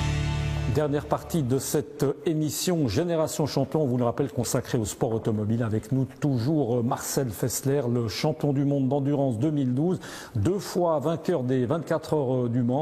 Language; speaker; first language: French; native; French